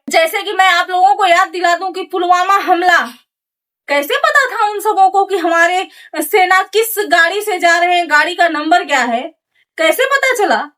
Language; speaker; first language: Hindi; native; Hindi